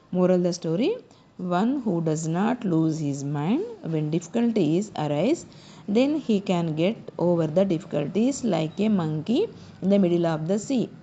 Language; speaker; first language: English; non-native, local second language; Telugu